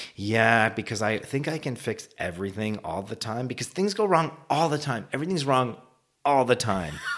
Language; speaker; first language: English; native; English